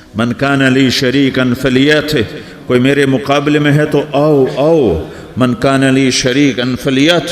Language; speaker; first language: Urdu; non-native, local second language; Punjabi